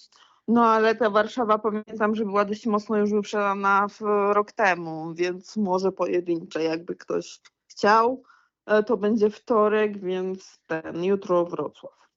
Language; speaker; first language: Polish; native; Polish